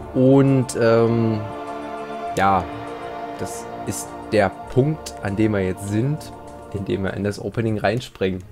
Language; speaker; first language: German; native; German